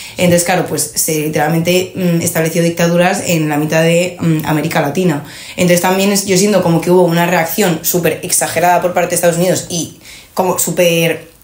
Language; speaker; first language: Spanish; native; Spanish